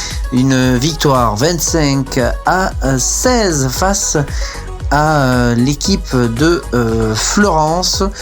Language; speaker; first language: French; native; French